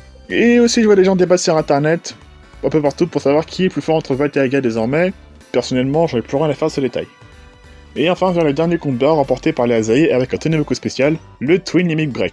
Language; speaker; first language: French; native; French